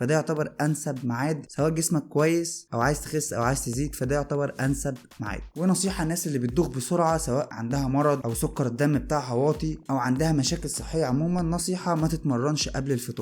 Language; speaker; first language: Arabic; native; Arabic